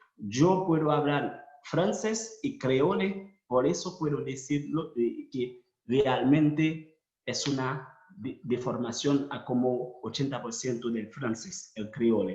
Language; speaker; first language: Spanish; non-native, fluent; Haitian Creole